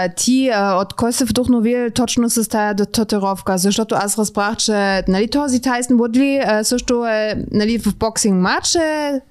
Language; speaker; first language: Bulgarian; native; Bulgarian